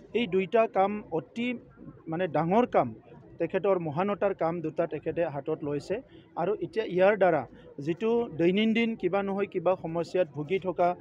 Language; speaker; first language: Assamese; non-native, local second language; Bodo